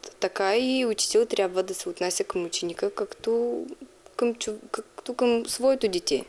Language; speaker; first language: Bulgarian; non-native, fluent; Russian